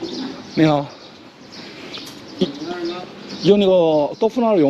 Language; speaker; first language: Chinese; non-native, fluent; Korean